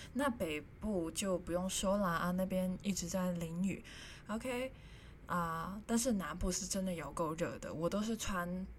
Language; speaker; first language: Chinese; non-native, local second language; Cantonese